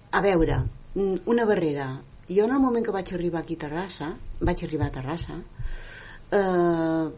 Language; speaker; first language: Catalan; non-native, local second language; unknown